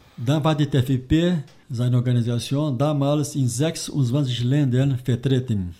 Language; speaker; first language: German; non-native, fluent; Portuguese